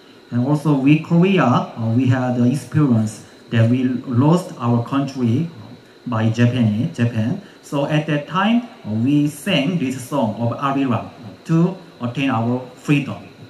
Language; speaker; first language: English; non-native, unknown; Korean